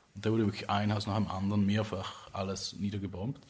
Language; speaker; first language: German; native; German